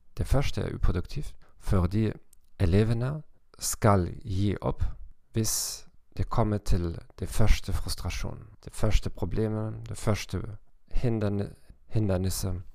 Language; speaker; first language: Norwegian; non-native, learner; German